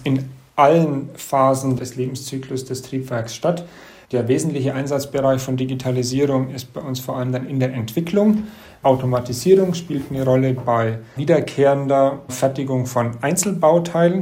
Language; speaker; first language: German; native; German